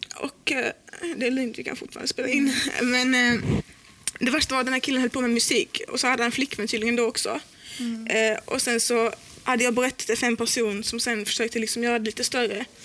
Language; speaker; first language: Swedish; early bilingual, other home language; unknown